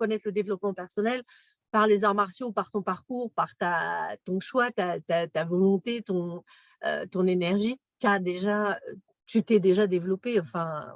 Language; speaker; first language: French; native; French